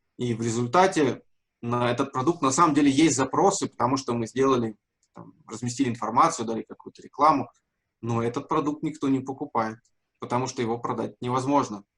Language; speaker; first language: Russian; native; Russian